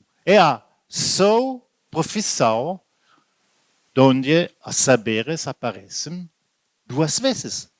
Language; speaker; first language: Portuguese; non-native, learner; French